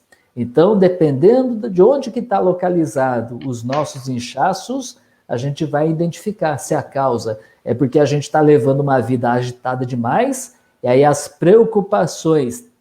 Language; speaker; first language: Portuguese; native; Portuguese